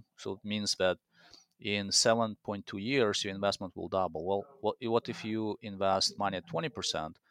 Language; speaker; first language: English; non-native, fluent; Russian